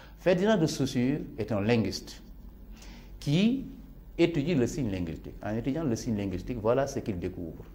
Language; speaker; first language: French; non-native, local second language; Serer